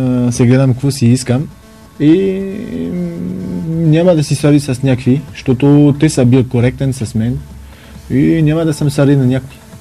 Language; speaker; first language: Bulgarian; non-native, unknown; French